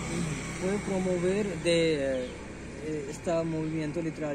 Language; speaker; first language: Spanish; non-native, learner; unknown